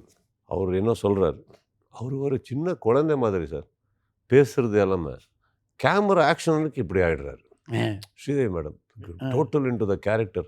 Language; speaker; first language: Tamil; non-native, learner; Kannada